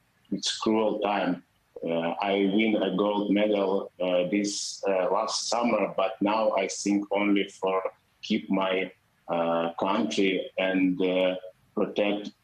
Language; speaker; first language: English; non-native, learner; Ukrainian